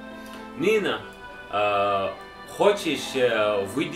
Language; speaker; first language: Russian; non-native, learner; English